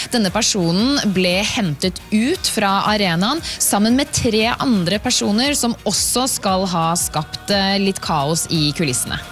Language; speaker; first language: Norwegian; native; Norwegian